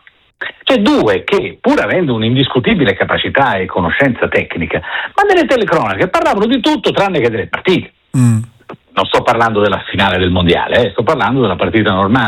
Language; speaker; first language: Italian; native; Italian